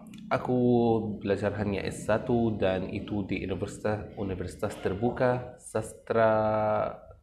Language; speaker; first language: Indonesian; non-native, fluent; Arabic